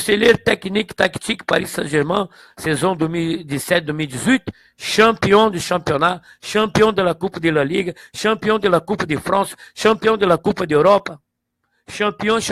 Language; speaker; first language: French; non-native, fluent; Portuguese